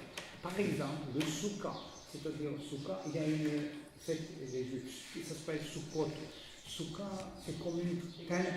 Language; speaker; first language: French; non-native, fluent; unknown